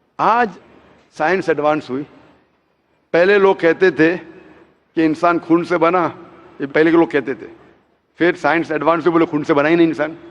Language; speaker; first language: Hindi; non-native, local second language; Konkani